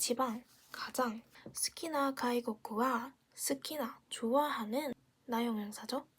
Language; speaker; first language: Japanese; non-native, fluent; Korean